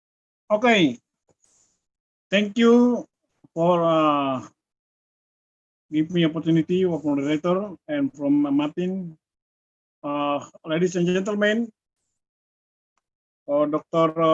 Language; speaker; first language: English; non-native, fluent; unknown